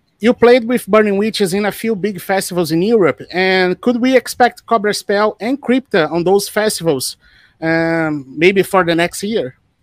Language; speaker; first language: English; non-native, fluent; Portuguese